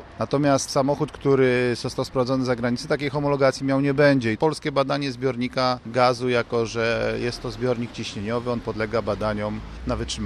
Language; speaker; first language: Polish; native; Polish